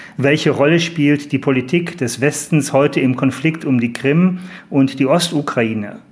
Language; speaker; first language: German; native; German